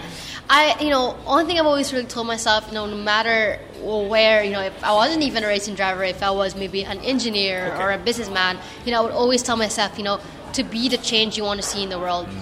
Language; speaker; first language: English; non-native, local second language; Filipino